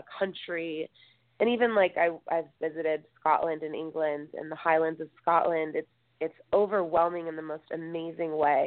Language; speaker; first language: English; native; English